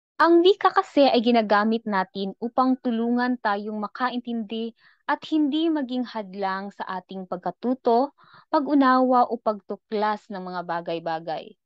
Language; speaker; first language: Filipino; non-native, local second language; Cebuano